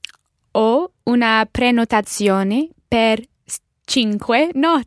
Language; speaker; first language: Italian; non-native, learner; English